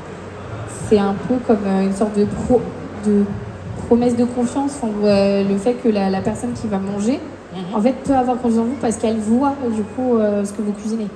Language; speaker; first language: French; native; French